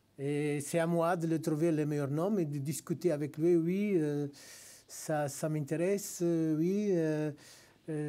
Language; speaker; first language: French; non-native, fluent; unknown